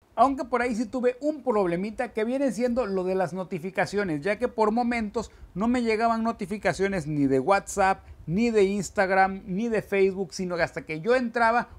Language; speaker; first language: Spanish; native; Spanish